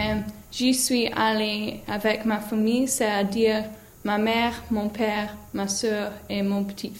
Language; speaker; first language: French; non-native, learner; English